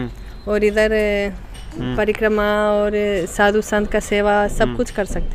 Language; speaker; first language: Hindi; non-native, fluent; Spanish